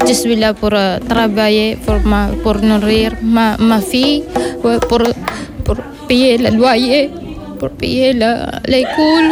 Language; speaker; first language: French; non-native, learner; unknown